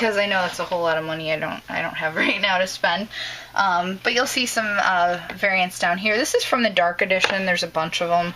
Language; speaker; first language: English; native; English